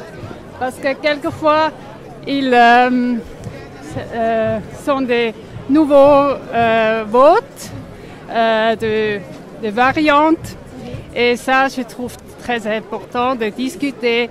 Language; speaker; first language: French; non-native, local second language; German